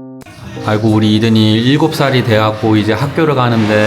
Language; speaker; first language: Korean; native; Korean